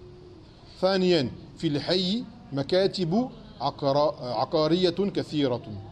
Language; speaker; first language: Arabic; non-native, fluent; French